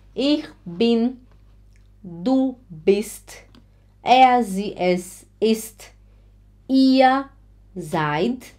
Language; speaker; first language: German; non-native, fluent; Portuguese